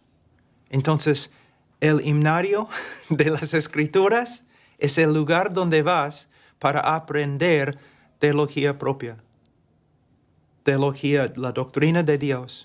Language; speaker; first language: Spanish; non-native, fluent; English